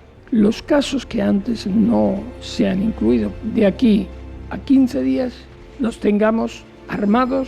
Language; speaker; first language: Spanish; native; Spanish